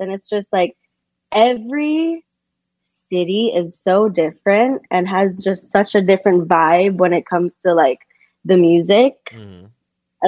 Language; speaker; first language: English; native; English